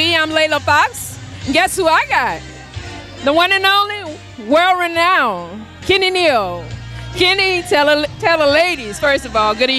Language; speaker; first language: English; native; English